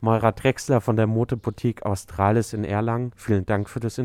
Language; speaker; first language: German; native; German